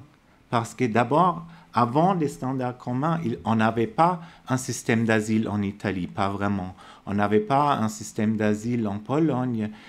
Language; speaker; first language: French; non-native, fluent; German